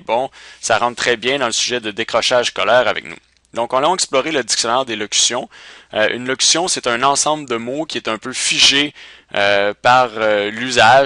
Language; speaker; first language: French; native; French